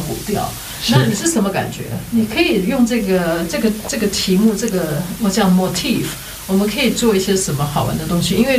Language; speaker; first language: German; non-native, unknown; Chinese